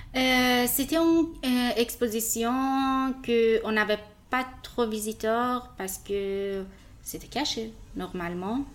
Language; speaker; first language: French; non-native, learner; Persian